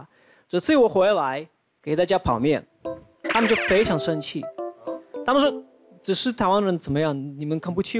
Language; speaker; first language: Chinese; non-native, fluent; Ukrainian